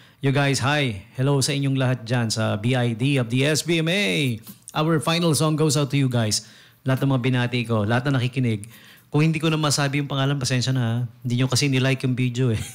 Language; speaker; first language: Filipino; native; Filipino